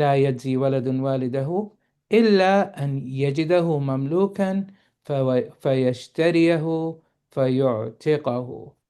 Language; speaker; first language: Arabic; non-native, fluent; English